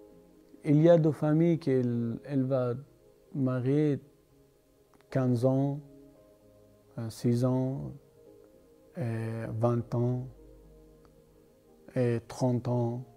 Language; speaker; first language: French; non-native, learner; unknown